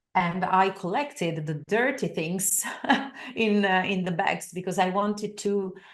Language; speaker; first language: English; non-native, fluent; Italian